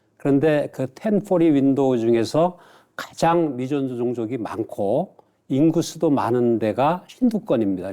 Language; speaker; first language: Korean; native; Korean